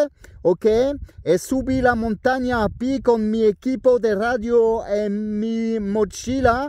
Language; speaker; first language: Spanish; non-native, learner; French